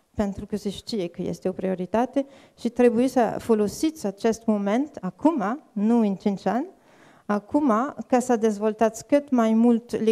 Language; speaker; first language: Romanian; non-native, fluent; French